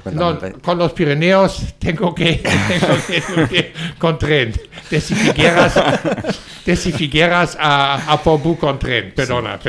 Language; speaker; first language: Spanish; non-native, fluent; German